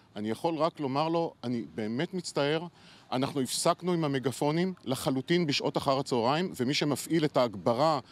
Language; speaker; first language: Hebrew; native; Hebrew